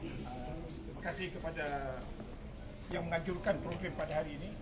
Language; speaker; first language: Malay; native; Malay